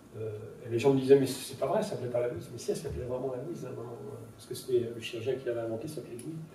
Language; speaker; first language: French; non-native, local second language; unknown